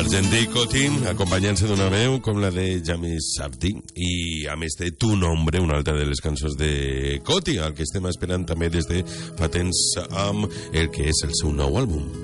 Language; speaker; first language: Catalan; native; Catalan